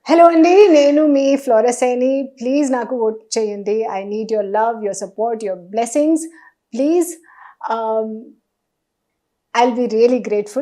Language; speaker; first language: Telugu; non-native, fluent; Hindi